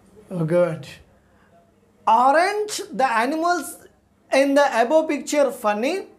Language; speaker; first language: English; non-native, local second language; Telugu